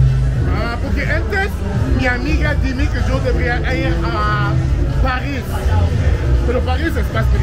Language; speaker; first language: Spanish; non-native, learner; English